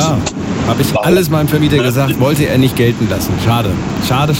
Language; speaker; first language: German; native; German